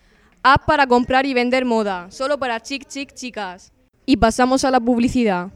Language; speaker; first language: Spanish; native; Spanish